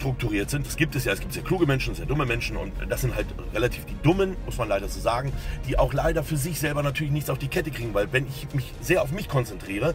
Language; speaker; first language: German; native; German